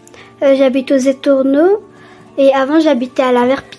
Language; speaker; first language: French; non-native, learner; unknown